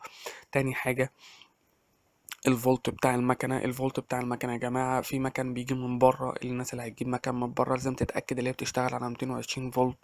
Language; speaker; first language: Arabic; native; Arabic